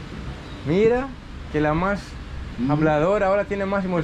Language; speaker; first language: Spanish; non-native, learner; Greek